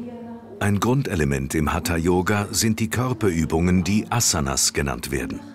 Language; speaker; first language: German; native; German